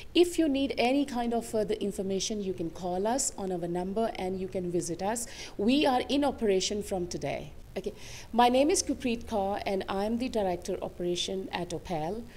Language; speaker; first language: English; non-native, local second language; Punjabi